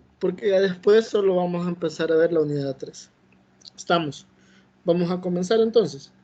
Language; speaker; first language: Spanish; native; Spanish